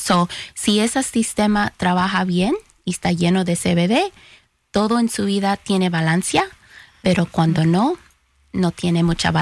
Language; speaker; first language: Spanish; early bilingual, heritage; Spanish